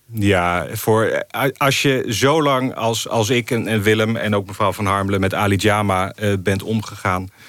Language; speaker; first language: Dutch; native; Dutch